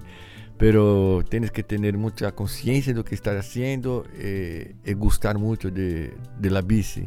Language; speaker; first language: Spanish; non-native, fluent; Portuguese